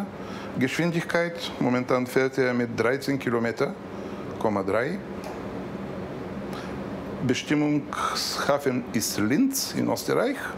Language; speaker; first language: German; non-native, learner; Bulgarian